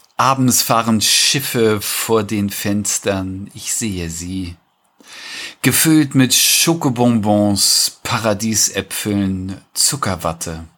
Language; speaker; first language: German; native; German